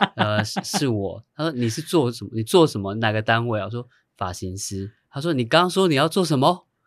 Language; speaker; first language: Chinese; native; Chinese